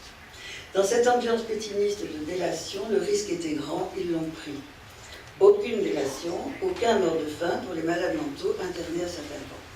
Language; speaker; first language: French; native; French